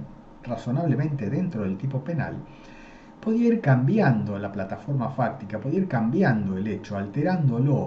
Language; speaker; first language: Spanish; native; Spanish